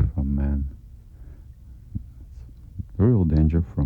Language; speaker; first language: English; non-native, learner; Russian